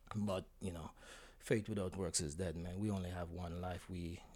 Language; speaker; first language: English; non-native, local second language; Jamaican Creole English